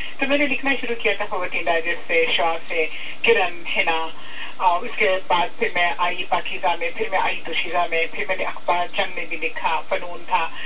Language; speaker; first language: Urdu; native; Urdu